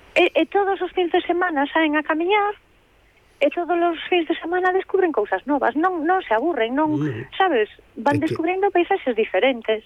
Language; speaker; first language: Galician; native; Galician